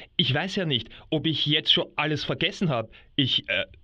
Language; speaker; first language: German; native; German